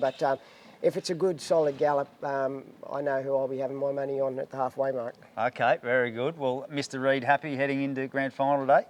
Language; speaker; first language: English; native; English